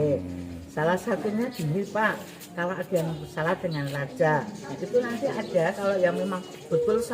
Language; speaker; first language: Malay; non-native, local second language; Javanese